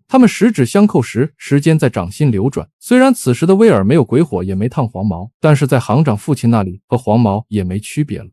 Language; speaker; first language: Chinese; native; Chinese